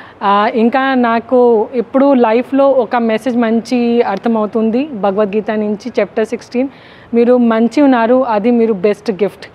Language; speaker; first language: Telugu; non-native, local second language; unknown